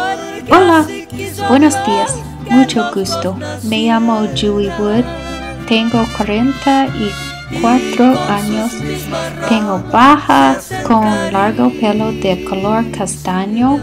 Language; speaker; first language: Spanish; non-native, learner; English